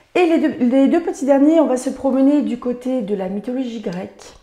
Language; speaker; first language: French; native; French